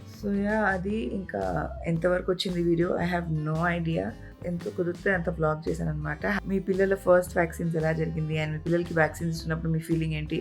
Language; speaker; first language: Telugu; non-native, local second language; Urdu